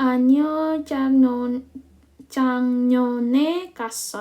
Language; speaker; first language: Korean; non-native, fluent; Indonesian